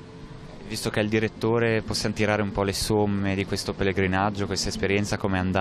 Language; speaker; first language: Italian; native; Italian